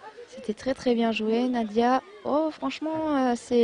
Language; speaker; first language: French; native; French